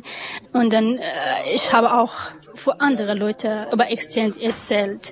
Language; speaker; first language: German; non-native, learner; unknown